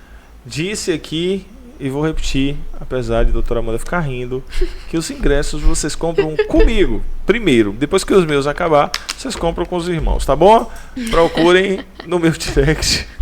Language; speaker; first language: Portuguese; native; Portuguese